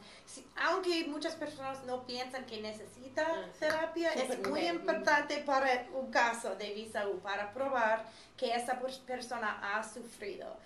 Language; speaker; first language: Spanish; non-native, fluent; English